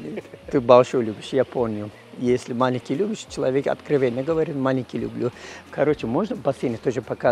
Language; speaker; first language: Russian; non-native, learner; Turkish